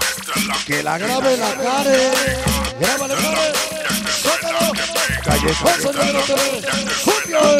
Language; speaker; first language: Spanish; native; Spanish